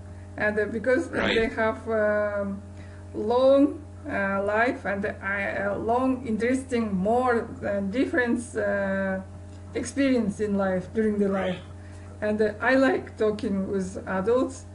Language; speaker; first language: English; non-native, learner; Kazakh